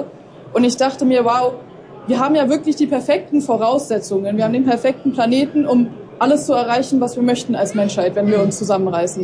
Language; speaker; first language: German; native; German